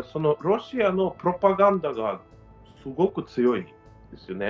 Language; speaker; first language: Japanese; non-native, learner; Ukrainian